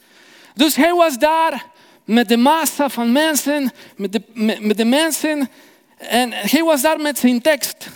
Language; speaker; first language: Dutch; non-native, fluent; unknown